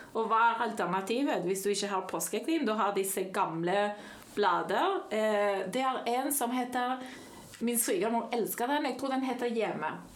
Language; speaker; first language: Norwegian; non-native, fluent; Spanish